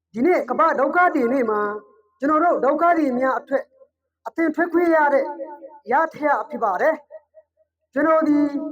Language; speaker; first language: Burmese; non-native, local second language; Rohingya